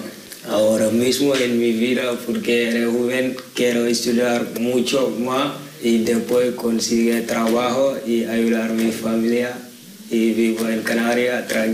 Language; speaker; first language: Spanish; non-native, learner; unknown